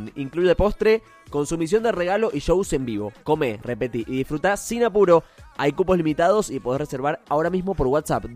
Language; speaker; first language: Spanish; native; Spanish